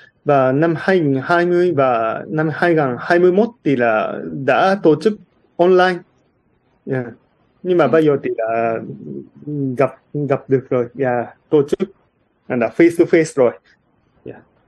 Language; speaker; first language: Vietnamese; non-native, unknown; Japanese